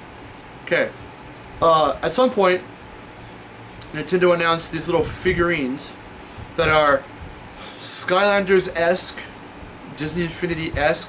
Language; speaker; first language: English; native; English